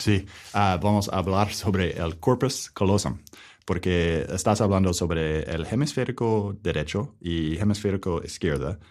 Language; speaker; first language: Spanish; non-native, learner; English